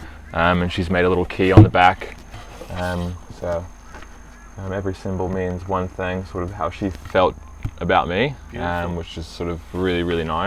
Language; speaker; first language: English; early bilingual, other home language; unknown